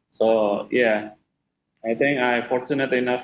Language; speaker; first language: English; non-native, fluent; Indonesian